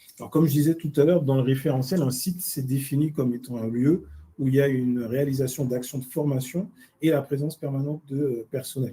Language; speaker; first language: French; native; French